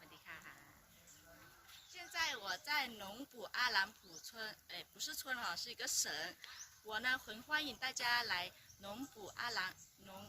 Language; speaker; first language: Chinese; non-native, fluent; Thai